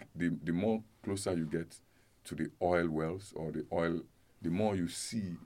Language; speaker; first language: English; non-native, local second language; Yoruba